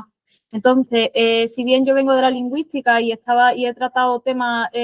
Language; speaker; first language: Spanish; native; Spanish